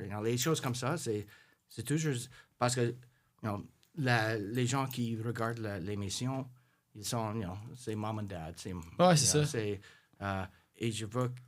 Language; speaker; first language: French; non-native, local second language; English